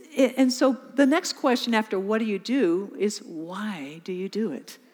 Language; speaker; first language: English; native; English